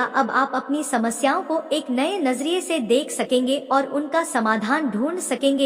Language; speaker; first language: Hindi; native; Hindi